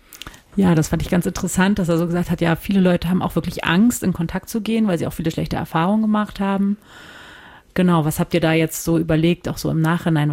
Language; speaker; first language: German; native; German